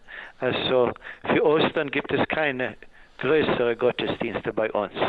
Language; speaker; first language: German; non-native, fluent; Swedish